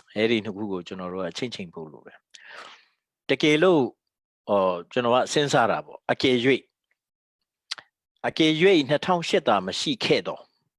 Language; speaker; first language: Burmese; non-native, local second language; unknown